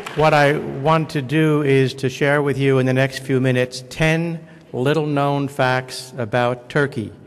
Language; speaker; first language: English; native; English